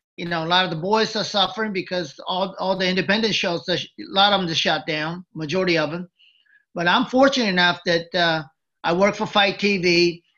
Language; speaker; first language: English; early bilingual, other home language; Japanese